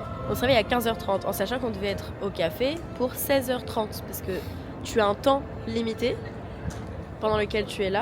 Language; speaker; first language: French; native; French